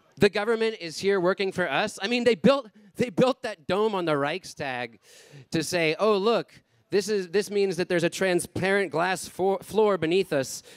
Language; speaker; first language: English; native; English